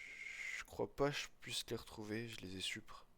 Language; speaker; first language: French; native; French